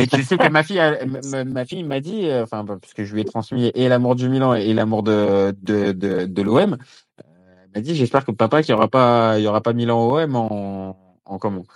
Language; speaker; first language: French; native; French